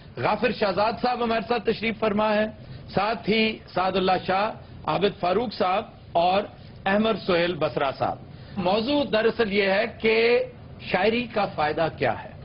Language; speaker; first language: Urdu; non-native, local second language; Punjabi